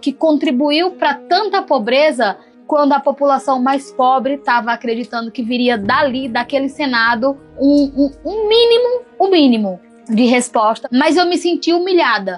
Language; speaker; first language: Portuguese; native; Portuguese